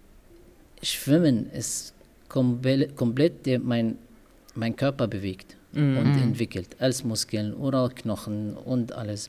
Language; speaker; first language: German; non-native, learner; Arabic